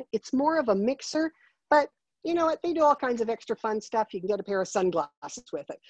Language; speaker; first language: English; native; English